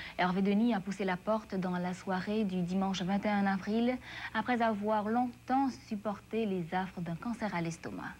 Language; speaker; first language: French; non-native, local second language; Haitian Creole